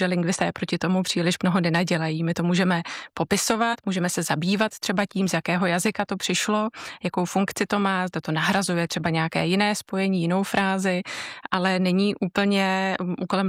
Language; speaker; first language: Czech; native; Czech